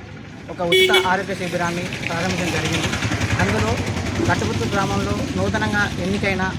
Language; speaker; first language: Telugu; native; Telugu